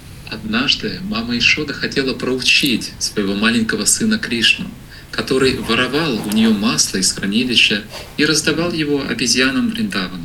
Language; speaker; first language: Russian; native; Russian